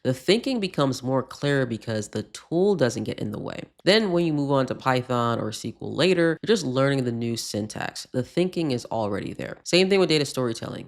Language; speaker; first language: English; native; English